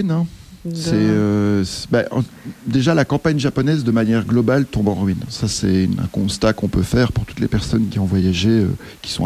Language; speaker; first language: French; native; French